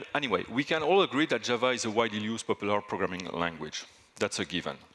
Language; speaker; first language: English; non-native, fluent; French